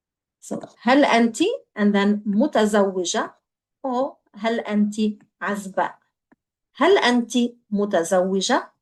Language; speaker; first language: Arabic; non-native, fluent; English